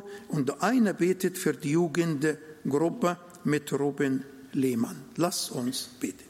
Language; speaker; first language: German; non-native, fluent; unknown